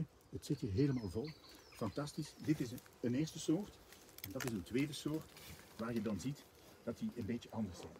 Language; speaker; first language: Dutch; native; Dutch